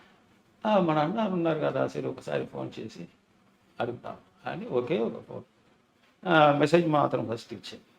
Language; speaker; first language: Telugu; non-native, local second language; Tamil